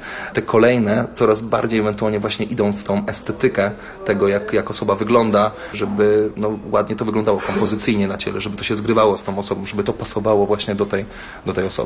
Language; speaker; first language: Polish; native; Polish